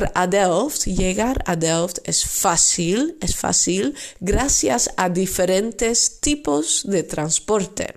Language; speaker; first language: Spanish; non-native, fluent; Dutch